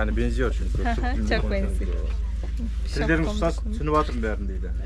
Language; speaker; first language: Turkish; non-native, learner; Kazakh